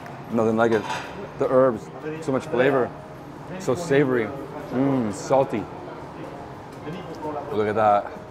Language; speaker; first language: English; early bilingual, other home language; Italian